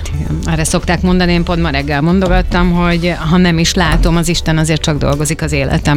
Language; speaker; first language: Hungarian; native; Hungarian